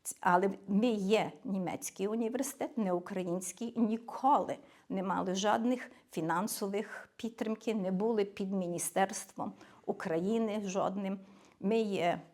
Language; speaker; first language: Ukrainian; early bilingual, heritage; Ukrainian